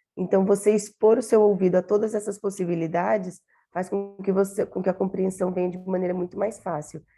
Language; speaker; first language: Portuguese; native; Portuguese